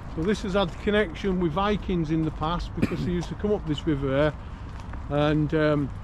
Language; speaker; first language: English; native; English